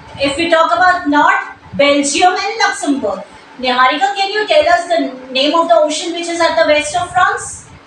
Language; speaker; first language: English; non-native, local second language; Hindi